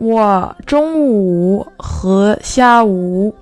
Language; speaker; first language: Chinese; non-native, fluent; French